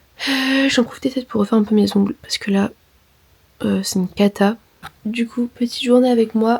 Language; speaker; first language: French; native; French